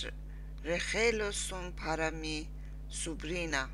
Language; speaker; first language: Spanish; non-native, learner; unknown